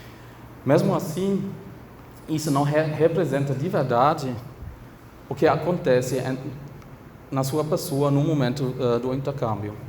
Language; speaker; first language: Portuguese; non-native, fluent; German